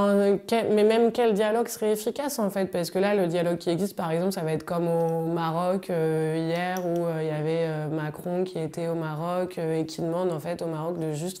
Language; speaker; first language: French; native; French